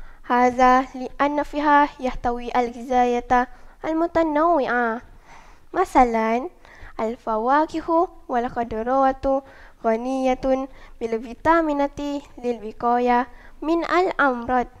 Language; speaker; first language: Arabic; non-native, learner; Malay